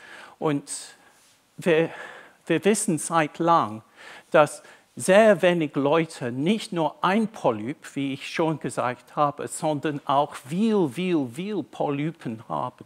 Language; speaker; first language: German; non-native, fluent; English